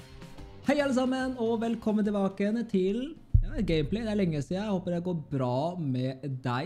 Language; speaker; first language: Norwegian; native; Norwegian